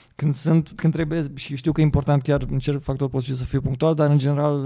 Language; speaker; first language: Romanian; native; Romanian